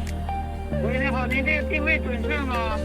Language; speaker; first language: Chinese; native; Chinese